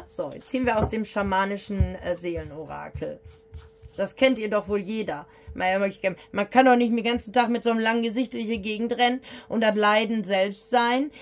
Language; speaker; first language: German; native; German